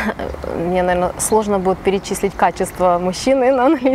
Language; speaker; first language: Russian; native; Russian